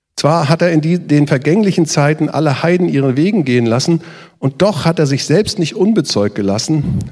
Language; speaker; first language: German; native; German